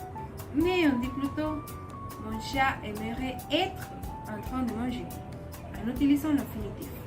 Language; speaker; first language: French; non-native, learner; Spanish